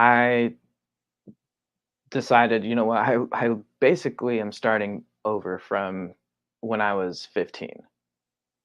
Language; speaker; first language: English; native; English